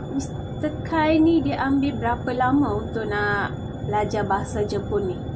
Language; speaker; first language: Malay; non-native, local second language; Tamil